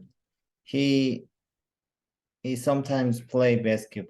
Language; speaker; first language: English; non-native, learner; Korean